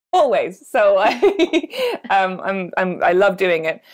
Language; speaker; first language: English; native; English